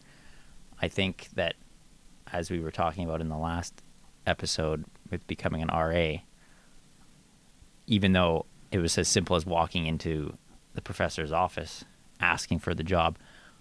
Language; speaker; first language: English; native; English